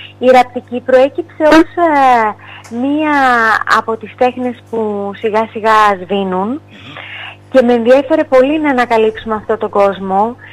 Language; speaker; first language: Greek; native; Greek